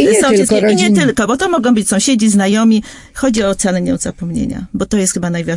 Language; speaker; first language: Polish; native; Polish